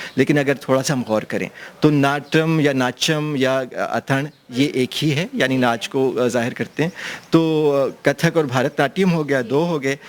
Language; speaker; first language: Urdu; non-native, local second language; Pashto